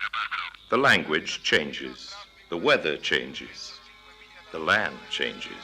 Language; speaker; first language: English; native; English